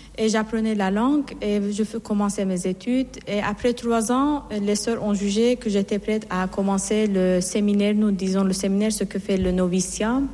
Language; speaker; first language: French; non-native, fluent; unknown